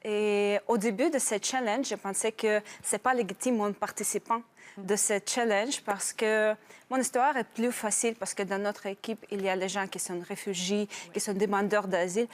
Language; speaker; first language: French; non-native, learner; Russian